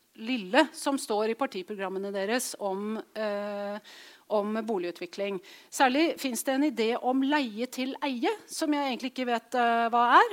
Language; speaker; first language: Norwegian; native; Norwegian